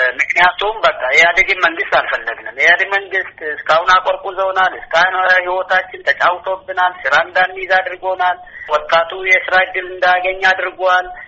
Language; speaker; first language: Amharic; non-native, local second language; Oromo